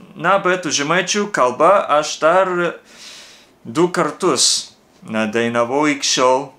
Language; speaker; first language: Lithuanian; non-native, fluent; Japanese